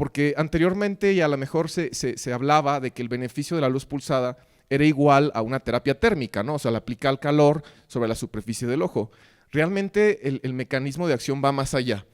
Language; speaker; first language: Spanish; native; Spanish